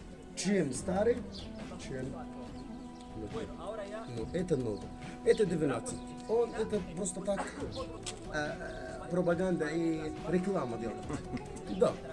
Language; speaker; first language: Russian; non-native, learner; Arabic